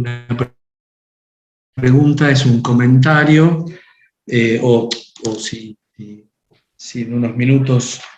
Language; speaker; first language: Spanish; native; Spanish